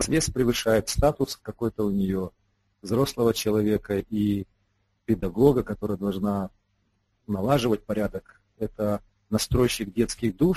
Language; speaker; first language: Russian; native; Russian